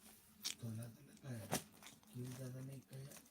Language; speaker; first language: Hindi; non-native, local second language; Bangla